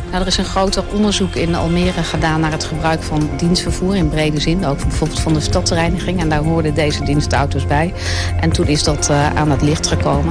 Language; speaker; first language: Dutch; native; Dutch